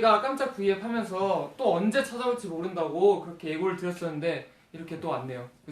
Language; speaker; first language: Korean; native; Korean